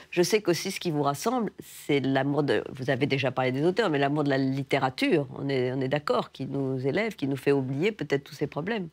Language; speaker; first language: French; native; French